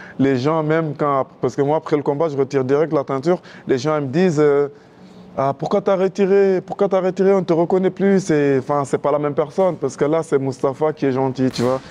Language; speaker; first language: French; non-native, local second language; Wolof